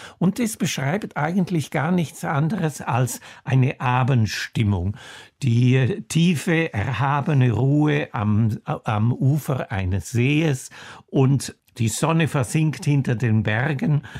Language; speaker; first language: German; non-native, local second language; Romansh